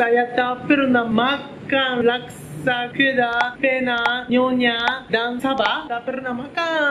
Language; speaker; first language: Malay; non-native, learner; Japanese